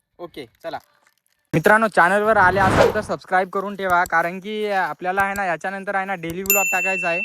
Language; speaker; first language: Marathi; non-native, local second language; Lambadi